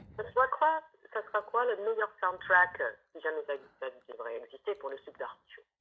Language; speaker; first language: French; non-native, fluent; English